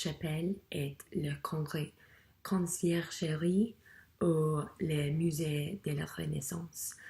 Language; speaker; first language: French; non-native, learner; English